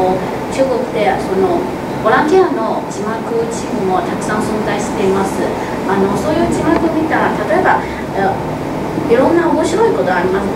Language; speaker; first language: Japanese; non-native, fluent; Chinese